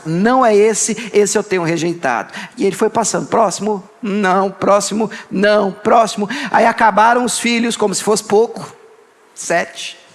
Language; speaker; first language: Portuguese; native; Portuguese